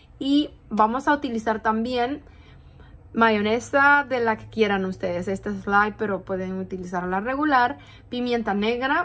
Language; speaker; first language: Spanish; native; Spanish